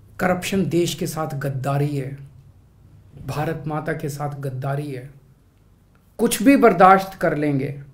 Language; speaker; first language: Hindi; native; Hindi